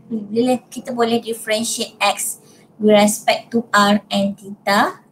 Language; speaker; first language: English; non-native, local second language; Malay